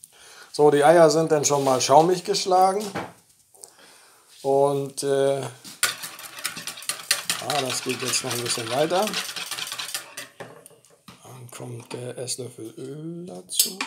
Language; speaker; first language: German; native; German